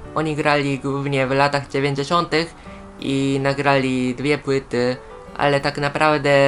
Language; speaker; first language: Polish; non-native, fluent; Japanese